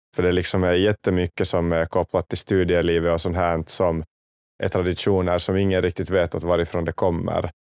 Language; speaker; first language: Swedish; native; Swedish